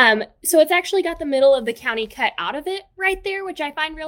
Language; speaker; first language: English; native; English